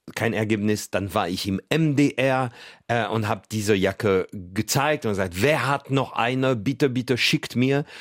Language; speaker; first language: German; non-native, fluent; French